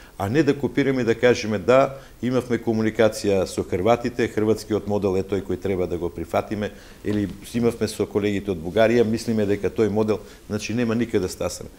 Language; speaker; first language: Macedonian; native; Macedonian